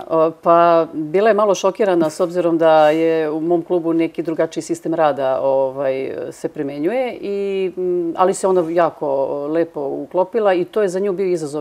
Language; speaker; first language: Serbian; native; Serbian